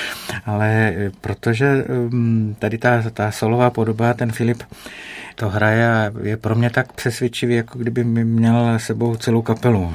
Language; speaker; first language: Czech; native; Czech